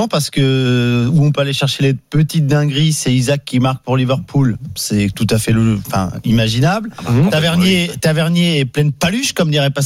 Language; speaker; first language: French; native; French